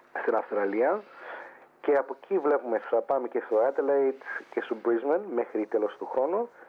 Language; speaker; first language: Greek; early bilingual, heritage; Greek